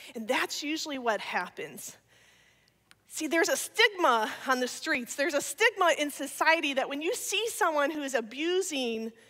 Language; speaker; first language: English; native; English